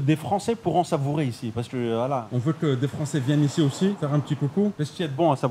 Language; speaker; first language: French; native; French